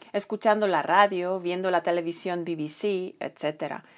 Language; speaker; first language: Spanish; non-native, fluent; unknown